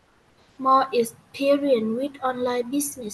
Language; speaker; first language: English; non-native, learner; Vietnamese